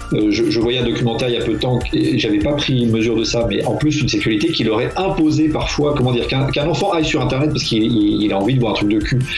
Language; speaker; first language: French; native; French